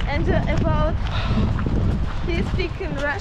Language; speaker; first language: English; non-native, learner; Russian